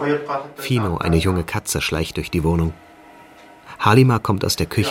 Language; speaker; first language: German; native; German